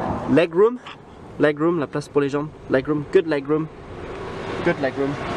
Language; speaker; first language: French; non-native, fluent; English